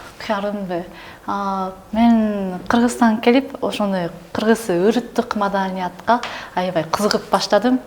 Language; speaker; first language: Kyrgyz; non-native, learner; Japanese